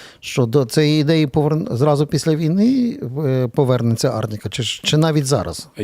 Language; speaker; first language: Ukrainian; native; Ukrainian